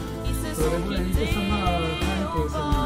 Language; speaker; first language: Swedish; non-native, fluent; French